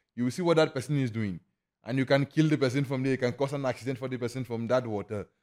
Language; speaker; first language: English; non-native, local second language; Igbo